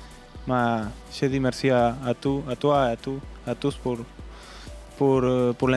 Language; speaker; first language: French; non-native, learner; Spanish